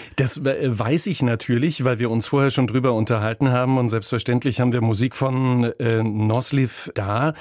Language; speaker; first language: German; native; German